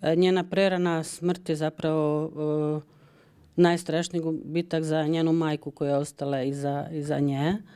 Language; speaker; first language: Croatian; early bilingual, heritage; Croatian